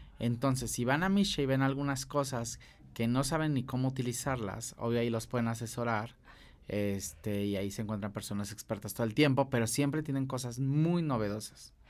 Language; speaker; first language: Spanish; native; Spanish